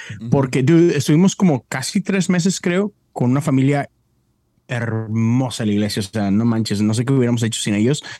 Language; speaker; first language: Spanish; native; Spanish